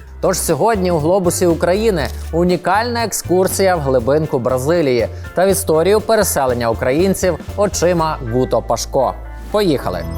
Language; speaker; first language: Ukrainian; native; Ukrainian